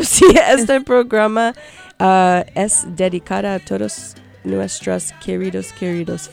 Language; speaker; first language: Spanish; early bilingual, heritage; Spanish